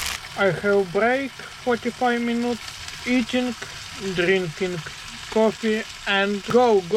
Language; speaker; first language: English; non-native, learner; Polish